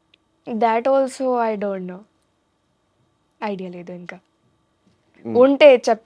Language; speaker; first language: Telugu; non-native, learner; Hindi